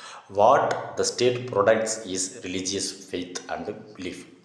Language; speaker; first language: English; non-native, local second language; Tamil